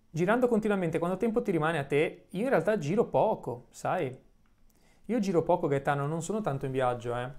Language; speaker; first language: Italian; native; Italian